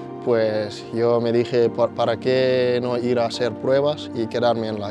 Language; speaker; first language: Spanish; non-native, fluent; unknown